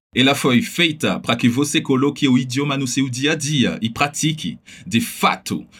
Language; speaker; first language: Portuguese; non-native, fluent; French